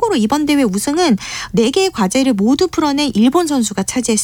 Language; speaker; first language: Korean; native; Korean